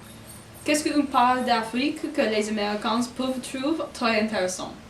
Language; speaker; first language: French; non-native, learner; English